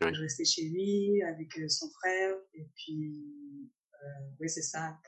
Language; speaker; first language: French; native; French